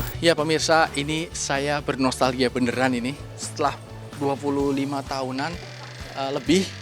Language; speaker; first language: Indonesian; native; Indonesian